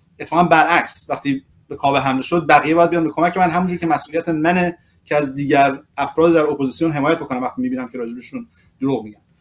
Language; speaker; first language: Persian; early bilingual, other home language; English